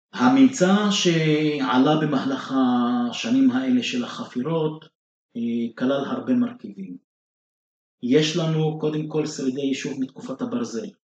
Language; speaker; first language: Hebrew; non-native, local second language; Arabic